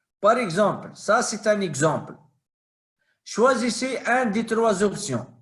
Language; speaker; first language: French; non-native, fluent; Arabic